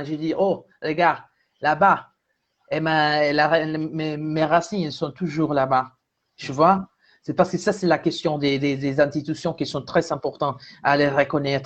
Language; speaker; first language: French; non-native, fluent; Spanish